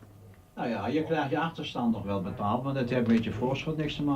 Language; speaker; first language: Dutch; native; Dutch